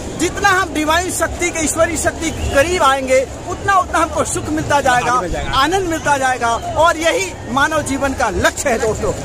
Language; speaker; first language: Hindi; native; Hindi